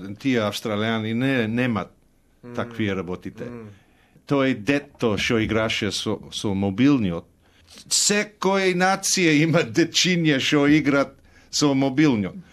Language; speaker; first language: Macedonian; early bilingual, heritage; Macedonian